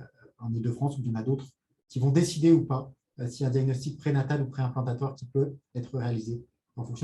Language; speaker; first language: French; native; French